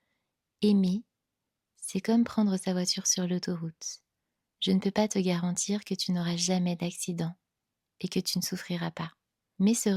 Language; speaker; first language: French; native; French